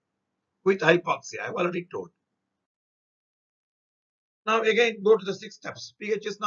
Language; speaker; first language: English; non-native, local second language; Tamil